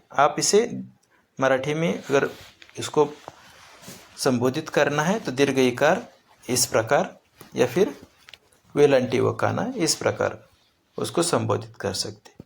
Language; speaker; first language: Hindi; non-native, local second language; Marathi